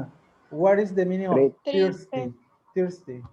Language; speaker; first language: English; non-native, learner; Spanish